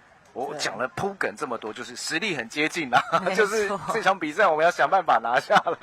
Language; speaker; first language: Chinese; native; Chinese